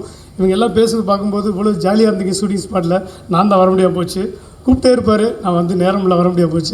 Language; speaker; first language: Tamil; native; Tamil